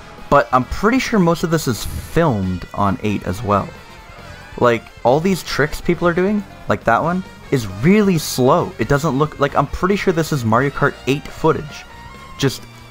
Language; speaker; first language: English; native; English